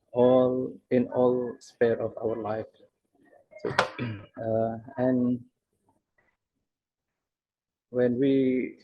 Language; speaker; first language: English; non-native, fluent; Banjar